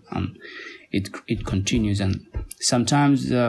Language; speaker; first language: English; non-native, local second language; Somali